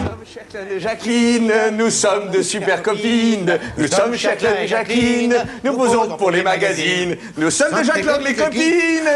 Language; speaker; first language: French; native; French